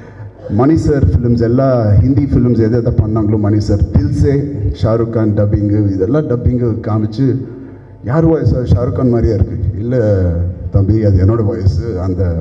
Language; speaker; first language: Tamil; non-native, learner; Telugu